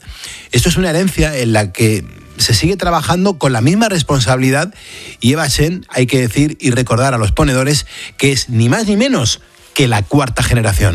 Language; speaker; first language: Spanish; native; Spanish